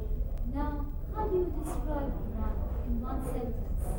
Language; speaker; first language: English; non-native, fluent; Persian